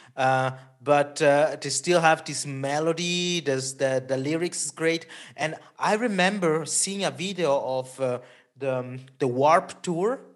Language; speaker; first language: English; non-native, fluent; Italian